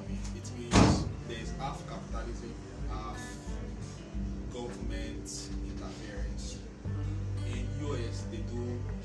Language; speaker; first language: English; non-native, local second language; Yoruba